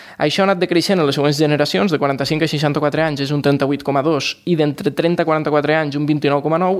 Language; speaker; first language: Catalan; native; Catalan